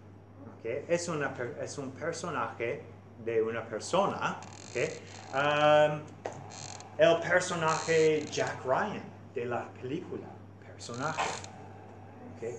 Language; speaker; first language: Spanish; non-native, fluent; English